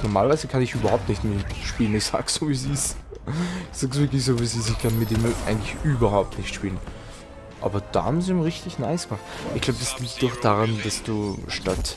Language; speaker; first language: German; native; German